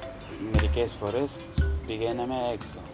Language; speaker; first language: Greek; non-native, learner; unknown